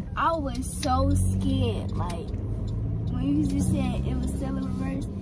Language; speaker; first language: English; native; English